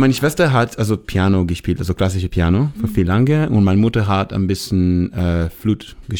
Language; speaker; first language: German; non-native, learner; Hebrew